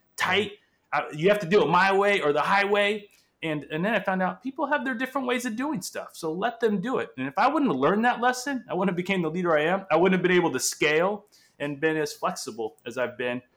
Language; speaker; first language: English; non-native, fluent; Portuguese